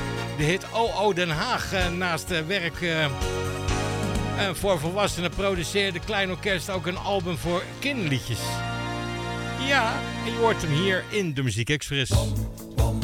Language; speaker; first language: Dutch; native; Dutch